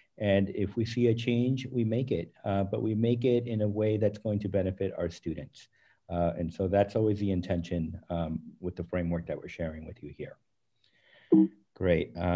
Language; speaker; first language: English; early bilingual, other home language; Spanish